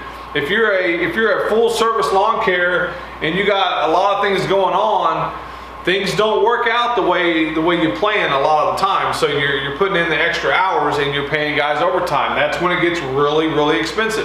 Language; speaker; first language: English; native; English